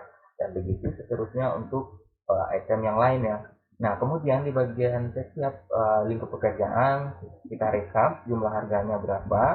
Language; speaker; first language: Indonesian; native; Indonesian